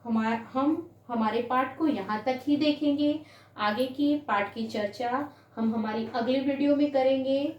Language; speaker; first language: Hindi; non-native, local second language; Gujarati